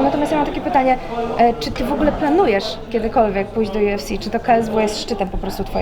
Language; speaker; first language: Polish; native; Polish